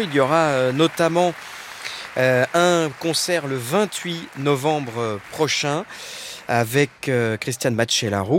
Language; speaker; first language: French; native; French